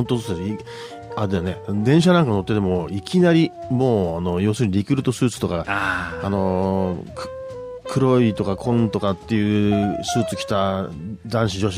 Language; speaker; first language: Japanese; native; Japanese